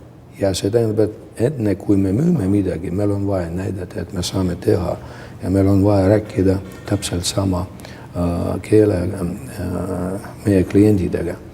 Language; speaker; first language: Estonian; non-native, local second language; Russian